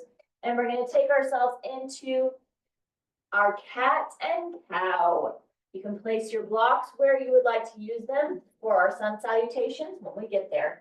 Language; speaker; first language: English; native; English